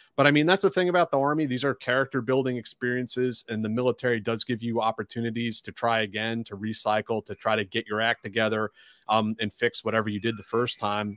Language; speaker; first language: English; native; English